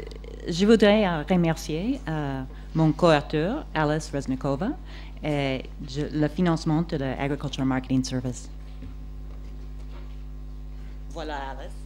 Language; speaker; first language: French; non-native, fluent; English